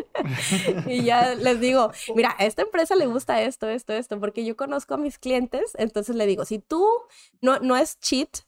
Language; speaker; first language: Spanish; native; Spanish